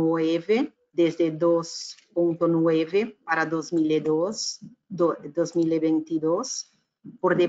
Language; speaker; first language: Spanish; non-native, fluent; Portuguese